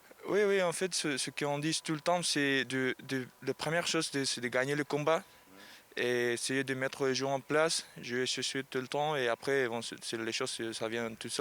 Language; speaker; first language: French; non-native, learner; Spanish